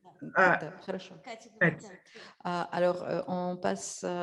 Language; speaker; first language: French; non-native, fluent; Russian